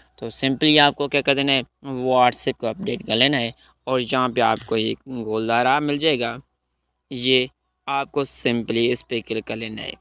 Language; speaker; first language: Urdu; native; Urdu